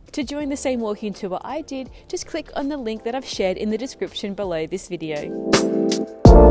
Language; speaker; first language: English; early bilingual, other home language; Italian